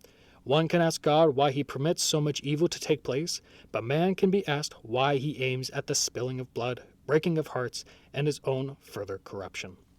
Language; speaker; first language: English; native; English